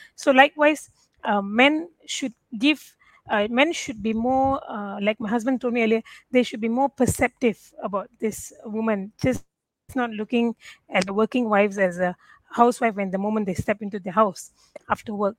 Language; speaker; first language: English; non-native, local second language; Tamil